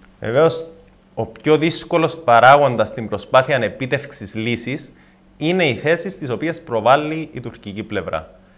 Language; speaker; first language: Greek; native; Greek